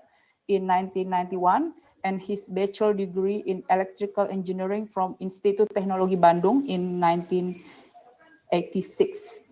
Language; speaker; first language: English; non-native, fluent; Indonesian